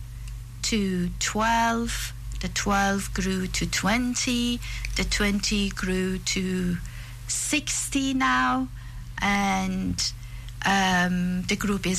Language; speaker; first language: English; non-native, fluent; Persian